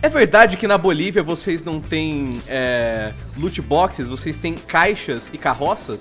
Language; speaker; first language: Portuguese; native; Portuguese